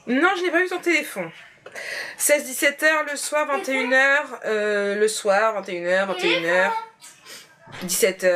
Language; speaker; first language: French; native; French